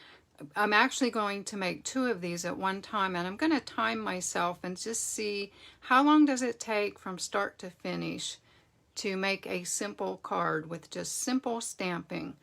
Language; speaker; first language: English; native; English